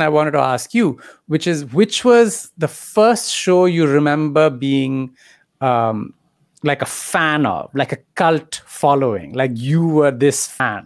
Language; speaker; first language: English; non-native, local second language; Tamil